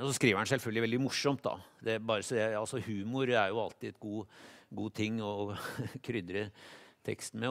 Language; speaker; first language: Norwegian; native; Norwegian